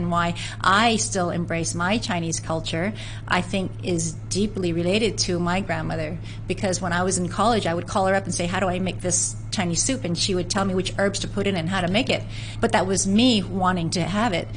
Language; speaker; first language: English; native; English